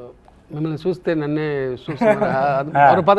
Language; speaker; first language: Telugu; non-native, learner; Tamil